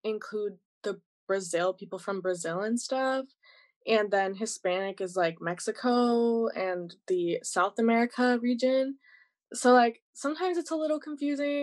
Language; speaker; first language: English; native; English